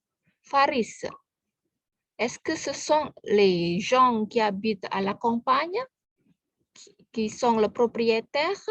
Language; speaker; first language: French; non-native, fluent; Indonesian